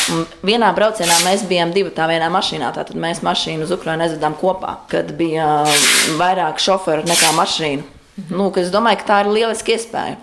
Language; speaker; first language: Latvian; native; Latvian